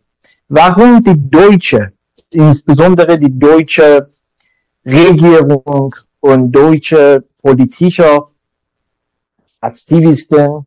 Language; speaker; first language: German; non-native, learner; Persian